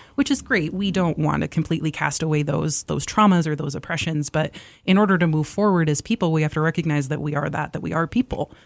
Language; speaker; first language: English; native; English